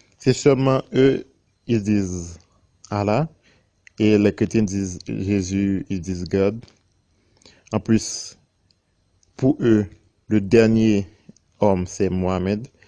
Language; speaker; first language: French; non-native, local second language; Haitian Creole